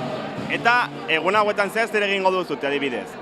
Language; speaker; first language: Basque; native; Basque